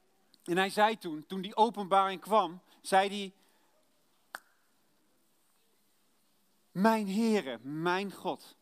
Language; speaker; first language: Dutch; native; Dutch